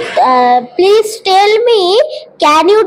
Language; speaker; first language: English; non-native, learner; Bangla